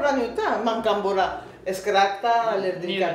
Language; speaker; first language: Swedish; non-native, learner; Spanish